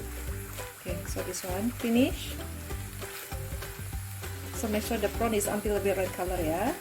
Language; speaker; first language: English; non-native, learner; Indonesian